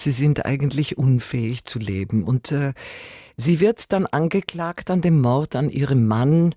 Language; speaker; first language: German; native; German